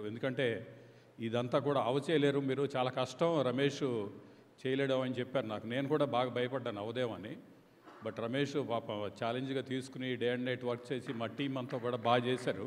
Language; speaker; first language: Telugu; native; Telugu